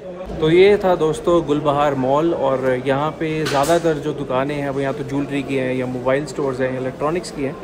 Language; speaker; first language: Hindi; native; Hindi